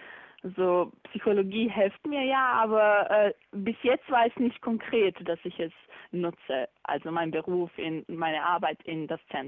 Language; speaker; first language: German; non-native, fluent; Bosnian